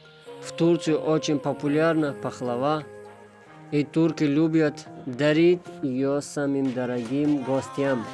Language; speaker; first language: Russian; non-native, fluent; Tajik